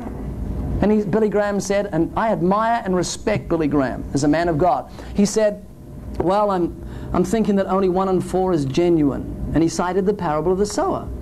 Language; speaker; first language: English; native; English